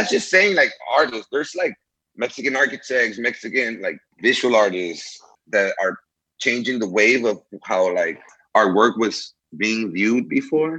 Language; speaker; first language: English; early bilingual, other home language; Spanish